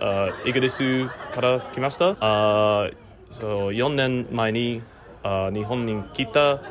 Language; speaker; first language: Japanese; non-native, learner; English